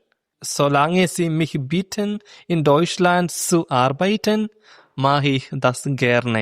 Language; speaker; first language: German; non-native, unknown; Malayalam